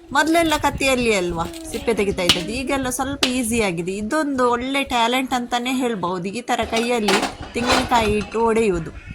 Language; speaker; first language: Kannada; non-native, local second language; Tulu